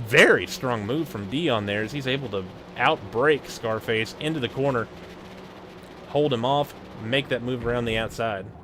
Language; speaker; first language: English; native; English